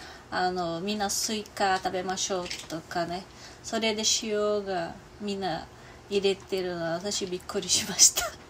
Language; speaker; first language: Japanese; non-native, learner; Portuguese